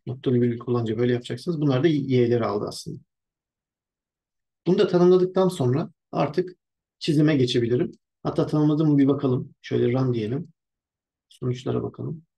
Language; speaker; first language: Turkish; native; Turkish